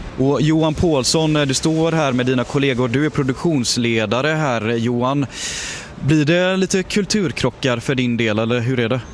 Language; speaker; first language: Swedish; native; Swedish